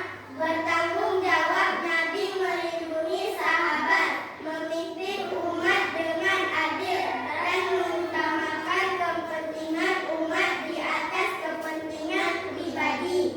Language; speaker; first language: Indonesian; native; Indonesian